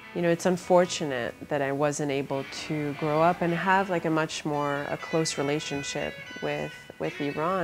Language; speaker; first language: English; early bilingual, other home language; Persian